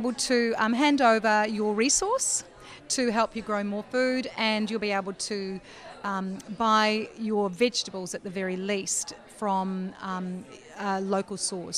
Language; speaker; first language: English; native; English